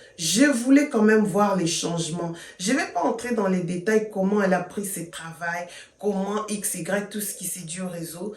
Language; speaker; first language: French; non-native, local second language; Lingala